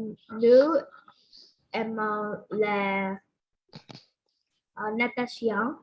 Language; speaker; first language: French; non-native, learner; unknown